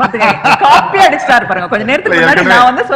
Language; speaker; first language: Tamil; native; Tamil